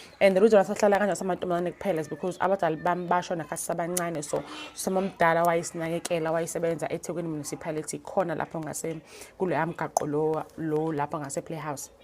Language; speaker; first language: Zulu; native; Zulu